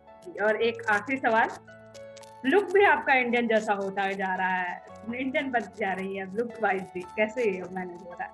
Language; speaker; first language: Hindi; native; Hindi